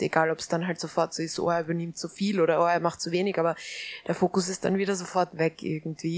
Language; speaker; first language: German; native; German